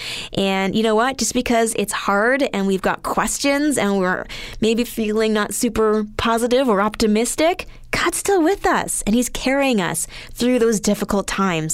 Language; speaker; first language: English; native; English